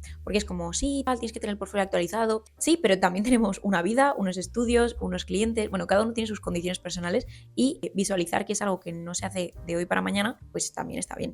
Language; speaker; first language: Spanish; native; Spanish